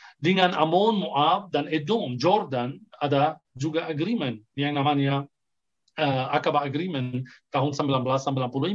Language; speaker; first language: Indonesian; non-native, fluent; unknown